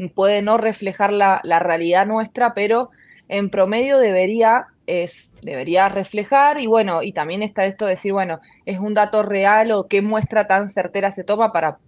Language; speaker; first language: Spanish; native; Spanish